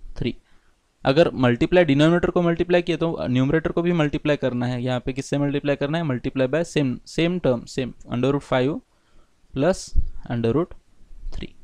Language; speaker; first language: Hindi; non-native, local second language; Marathi